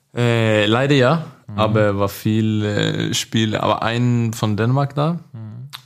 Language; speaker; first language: German; non-native, learner; Swedish